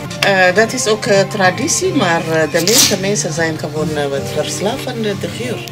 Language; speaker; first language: Dutch; non-native, learner; Amharic